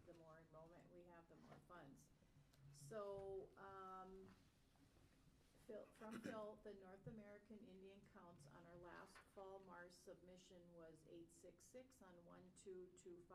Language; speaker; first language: English; native; English